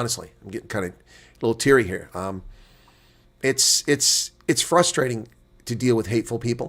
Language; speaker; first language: English; native; English